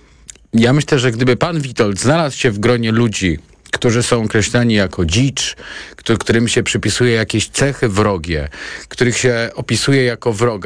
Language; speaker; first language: Polish; native; Polish